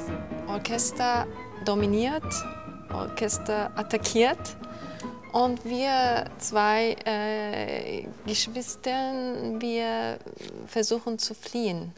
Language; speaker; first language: German; non-native, fluent; Turkish